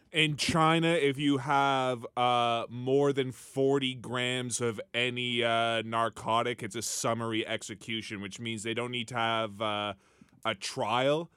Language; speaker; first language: English; native; English